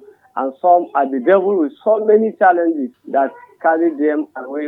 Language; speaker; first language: English; non-native, local second language; Hausa